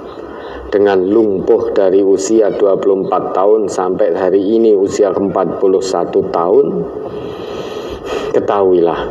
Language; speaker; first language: Indonesian; non-native, local second language; Javanese